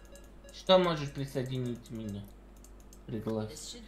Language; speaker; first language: Russian; non-native, learner; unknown